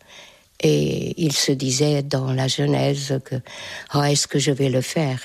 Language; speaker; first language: French; non-native, fluent; Hungarian